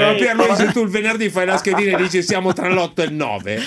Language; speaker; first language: Italian; native; Italian